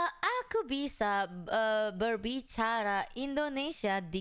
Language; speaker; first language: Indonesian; early bilingual, heritage; English